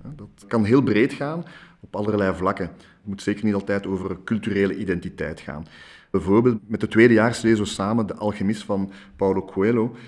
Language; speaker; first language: Dutch; non-native, local second language; French